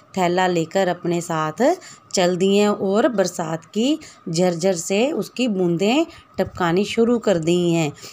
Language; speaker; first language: Hindi; native; Hindi